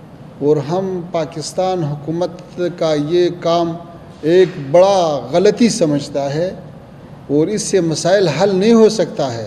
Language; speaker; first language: Hindi; non-native, fluent; Pashto